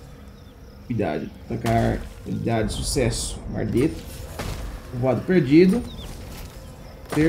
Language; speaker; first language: Portuguese; native; Portuguese